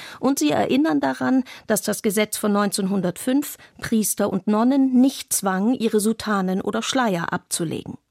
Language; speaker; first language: German; non-native, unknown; Arabic